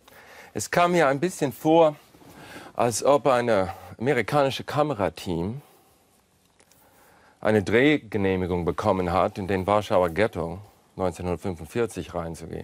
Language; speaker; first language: German; non-native, fluent; English